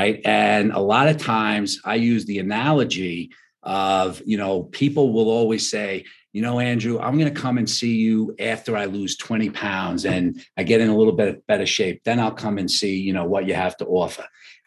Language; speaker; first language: English; native; English